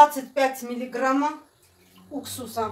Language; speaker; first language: Russian; non-native, fluent; Armenian